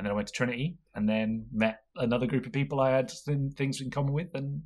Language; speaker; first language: English; native; English